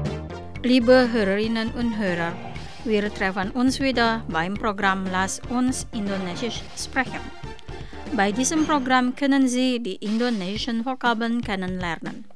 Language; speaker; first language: German; non-native, fluent; Indonesian